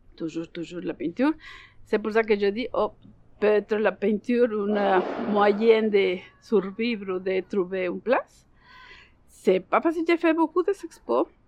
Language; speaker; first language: French; non-native, learner; Spanish